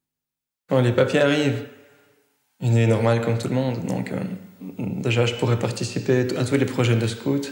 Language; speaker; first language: French; early bilingual, other home language; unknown